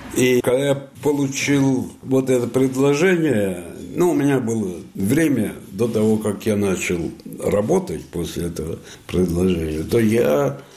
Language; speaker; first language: Russian; non-native, fluent; Italian